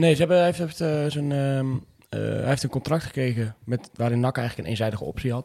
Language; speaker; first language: Dutch; native; Dutch